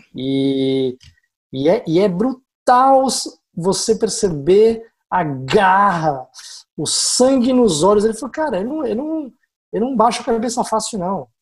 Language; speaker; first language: Portuguese; native; Portuguese